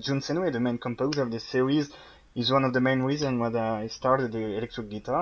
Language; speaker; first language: English; non-native, fluent; French